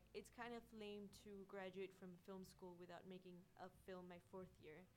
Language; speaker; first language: English; non-native, fluent; Spanish